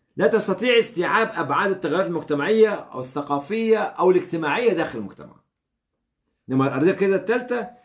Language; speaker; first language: Arabic; native; Arabic